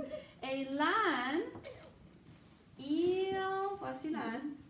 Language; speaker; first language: French; non-native, fluent; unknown